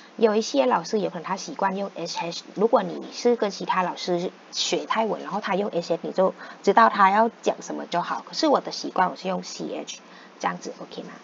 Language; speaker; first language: Chinese; non-native, fluent; Thai